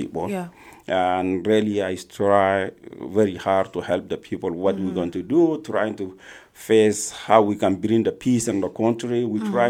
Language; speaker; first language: English; non-native, learner; Arabic